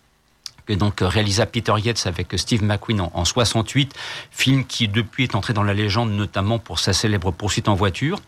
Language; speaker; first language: French; native; French